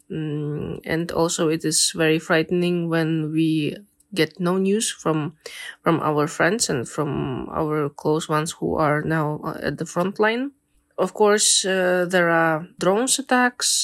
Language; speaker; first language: English; non-native, fluent; Ukrainian